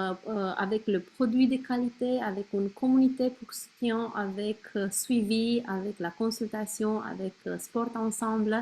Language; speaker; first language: French; non-native, learner; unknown